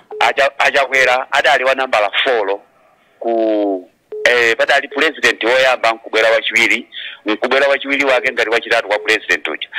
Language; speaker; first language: Nyanja; non-native, local second language; Tumbuka